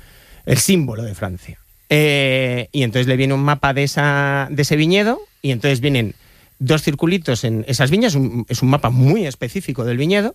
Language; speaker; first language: Spanish; native; Spanish